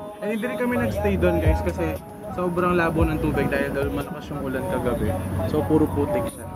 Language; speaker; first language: Filipino; native; Filipino